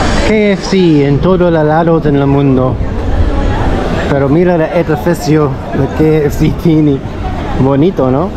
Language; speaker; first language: Spanish; non-native, learner; English